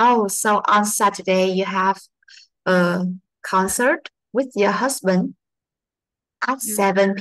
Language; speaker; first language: English; non-native, learner; Vietnamese